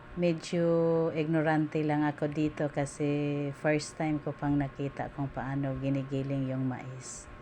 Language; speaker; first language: Filipino; non-native, local second language; Cebuano